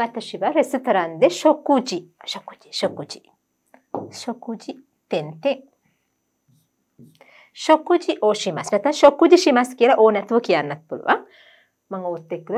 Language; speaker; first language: Japanese; non-native, fluent; Sinhala